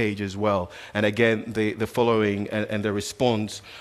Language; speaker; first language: English; non-native, local second language; Akan